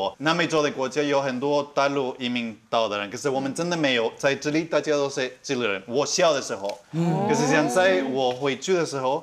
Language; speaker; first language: Chinese; non-native, fluent; Spanish